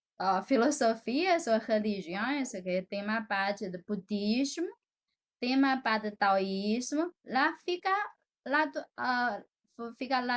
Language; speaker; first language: Portuguese; non-native, fluent; Chinese